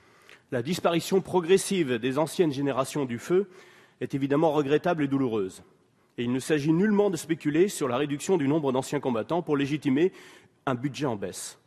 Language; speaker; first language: French; native; French